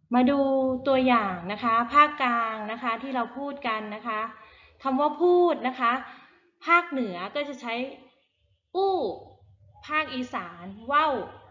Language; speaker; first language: Thai; native; Thai